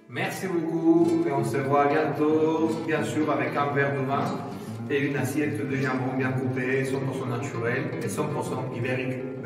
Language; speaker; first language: French; non-native, fluent; Spanish